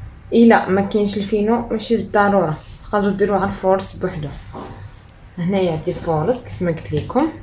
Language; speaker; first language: Arabic; native; Arabic